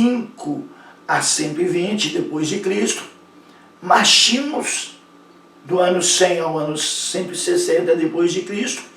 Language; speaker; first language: Portuguese; native; Portuguese